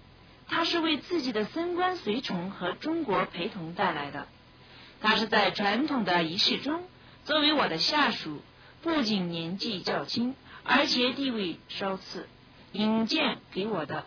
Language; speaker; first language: Chinese; native; Chinese